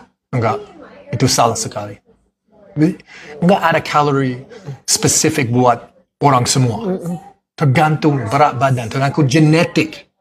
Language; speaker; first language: Indonesian; non-native, learner; English